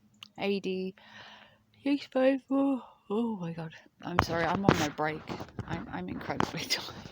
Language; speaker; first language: English; native; English